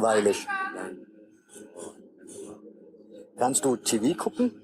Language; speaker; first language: German; native; German